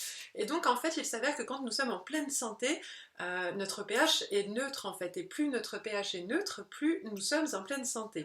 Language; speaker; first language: French; native; French